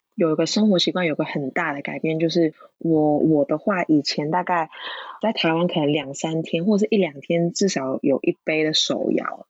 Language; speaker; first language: Chinese; non-native, local second language; Cantonese